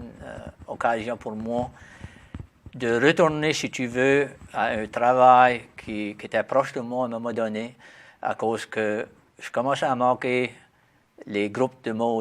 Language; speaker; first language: French; native; French